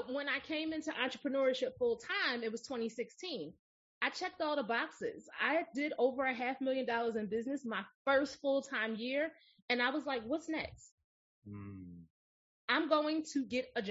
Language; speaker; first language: English; native; English